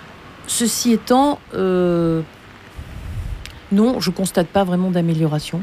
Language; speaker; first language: French; native; French